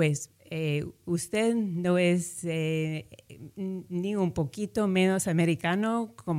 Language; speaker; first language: Spanish; non-native, fluent; English